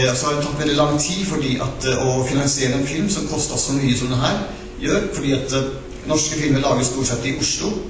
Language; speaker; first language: Norwegian; non-native, local second language; Northern Sami